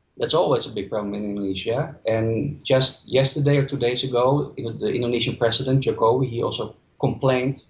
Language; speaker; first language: English; non-native, fluent; Dutch